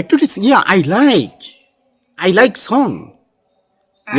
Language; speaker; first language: English; non-native, learner; Bangla